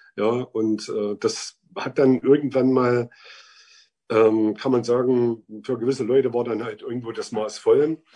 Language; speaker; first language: German; native; German